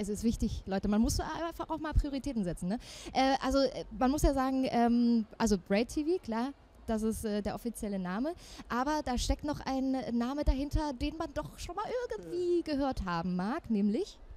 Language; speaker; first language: German; native; German